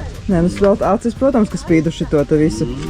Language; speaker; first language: Latvian; native; Latvian